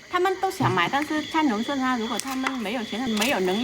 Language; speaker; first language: Chinese; non-native, fluent; Vietnamese